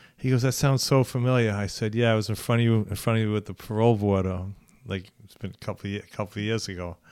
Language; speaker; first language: English; native; English